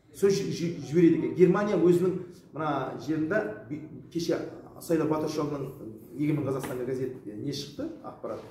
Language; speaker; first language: Kazakh; early bilingual, heritage; Kazakh